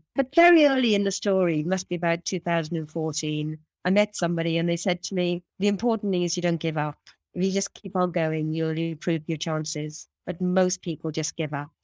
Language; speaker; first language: English; native; English